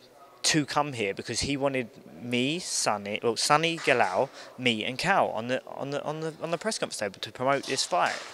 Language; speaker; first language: English; native; English